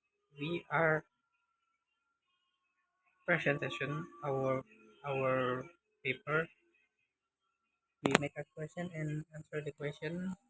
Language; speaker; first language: English; non-native, learner; Indonesian